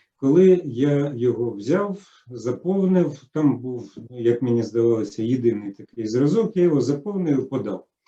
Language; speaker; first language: Ukrainian; native; Ukrainian